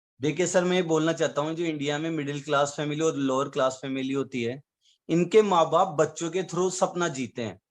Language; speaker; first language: Hindi; native; Hindi